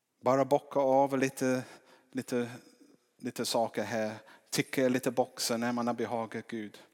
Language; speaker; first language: Swedish; non-native, fluent; English